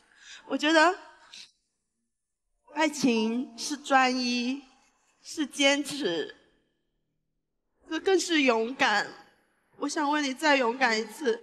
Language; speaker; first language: Chinese; non-native, fluent; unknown